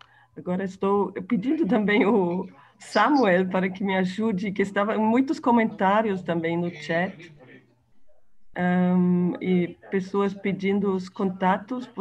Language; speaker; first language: Portuguese; non-native, fluent; German